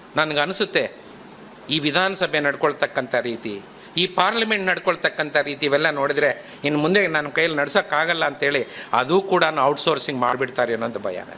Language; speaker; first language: Kannada; non-native, local second language; Telugu